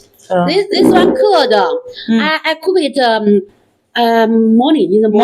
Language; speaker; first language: English; non-native, learner; Chinese